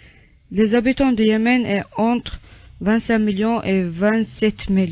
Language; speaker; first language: French; non-native, learner; Arabic